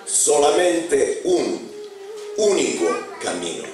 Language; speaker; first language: Spanish; non-native, fluent; Bulgarian